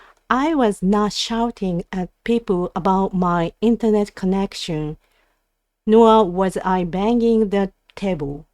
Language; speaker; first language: English; non-native, learner; Japanese